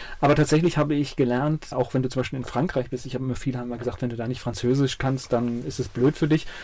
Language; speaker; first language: German; native; German